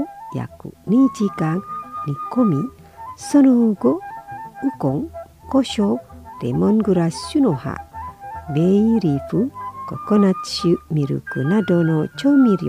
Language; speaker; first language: Japanese; non-native, fluent; Indonesian